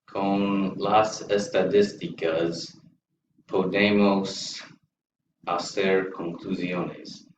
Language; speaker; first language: Spanish; non-native, learner; English